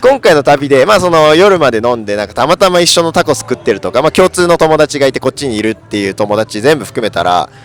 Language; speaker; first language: Japanese; native; Japanese